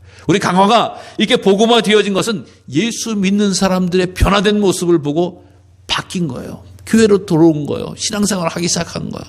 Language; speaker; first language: Korean; native; Korean